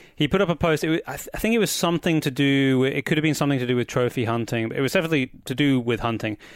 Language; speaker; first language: English; native; English